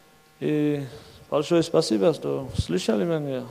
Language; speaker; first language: Russian; non-native, learner; Georgian